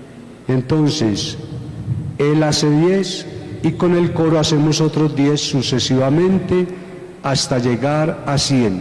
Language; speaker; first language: Spanish; native; Spanish